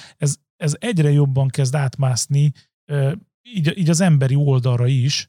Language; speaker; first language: Hungarian; native; Hungarian